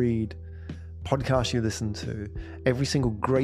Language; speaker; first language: English; native; English